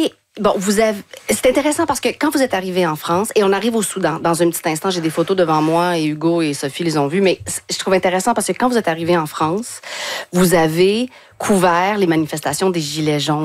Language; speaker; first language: French; native; French